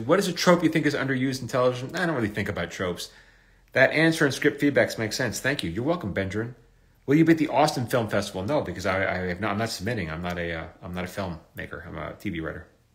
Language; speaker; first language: English; native; English